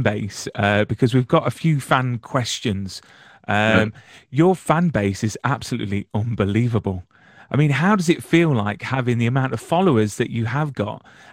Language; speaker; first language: English; native; English